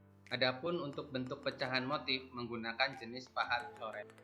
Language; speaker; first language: Indonesian; native; Indonesian